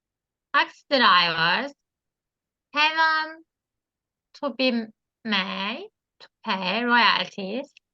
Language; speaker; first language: English; non-native, learner; Turkish